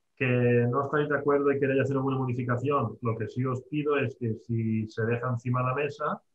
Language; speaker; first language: Spanish; non-native, local second language; Catalan